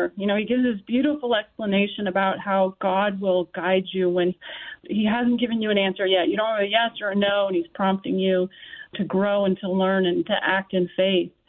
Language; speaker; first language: English; native; English